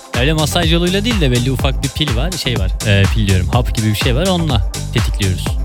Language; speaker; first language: Turkish; native; Turkish